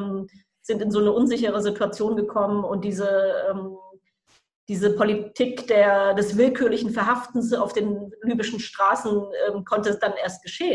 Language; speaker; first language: German; native; German